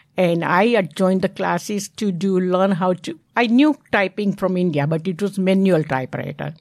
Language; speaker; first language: English; non-native, local second language; Gujarati